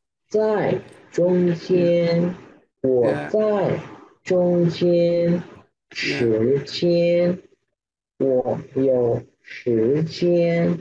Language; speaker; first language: Chinese; non-native, learner; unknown